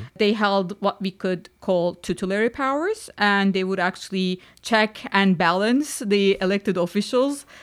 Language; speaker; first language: English; non-native, fluent; Turkish